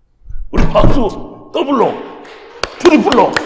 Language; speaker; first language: Korean; native; Korean